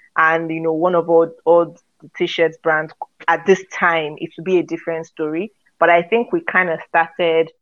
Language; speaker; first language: English; non-native, local second language; Yoruba